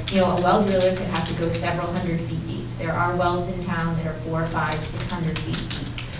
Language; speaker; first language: English; native; English